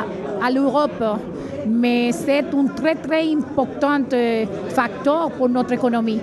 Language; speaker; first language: French; non-native, learner; Spanish